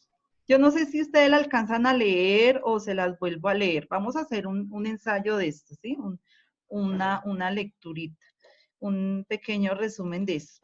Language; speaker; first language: Spanish; native; Spanish